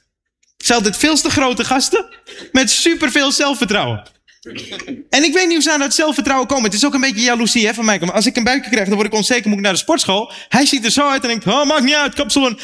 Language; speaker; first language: Dutch; native; Dutch